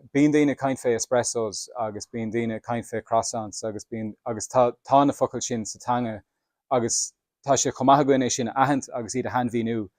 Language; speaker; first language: Irish; native; Irish